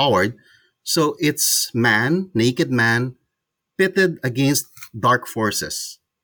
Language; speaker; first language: English; non-native, local second language; Cebuano